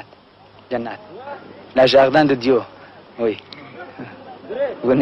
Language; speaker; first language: French; non-native, learner; Persian